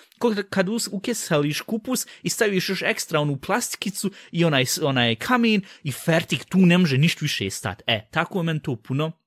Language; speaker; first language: Bosnian; early bilingual, heritage; Bosnian